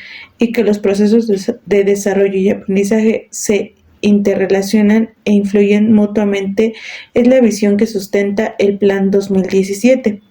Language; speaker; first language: Spanish; native; Spanish